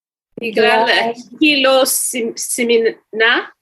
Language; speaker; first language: Hebrew; non-native, learner; English